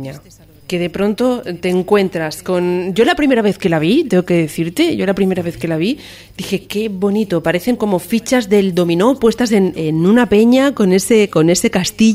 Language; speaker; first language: Spanish; native; Spanish